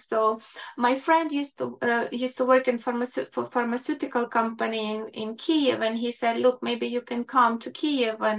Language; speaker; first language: English; non-native, fluent; Ukrainian